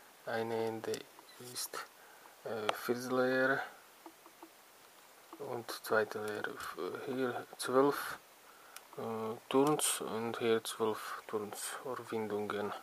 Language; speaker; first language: German; non-native, learner; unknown